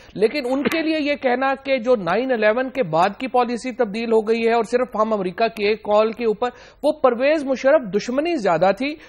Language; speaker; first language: Urdu; native; Urdu